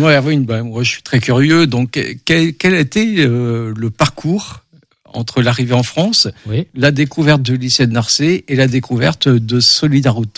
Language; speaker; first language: French; native; French